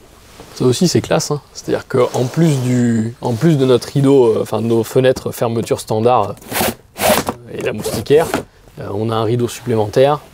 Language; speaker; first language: French; native; French